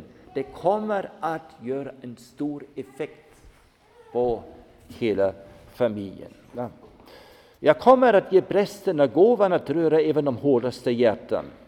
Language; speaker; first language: Swedish; non-native, fluent; German